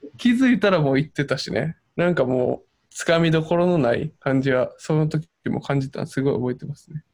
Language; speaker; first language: Japanese; native; Japanese